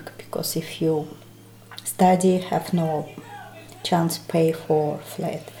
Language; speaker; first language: English; non-native, learner; Russian